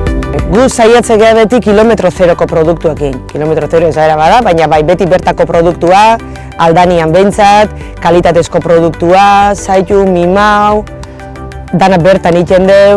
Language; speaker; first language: Basque; native; Basque